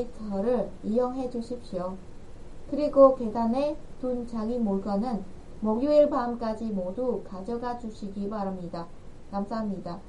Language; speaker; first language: Korean; non-native, fluent; Vietnamese